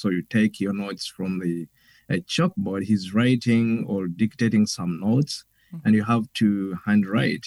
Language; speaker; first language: English; non-native, local second language; Ganda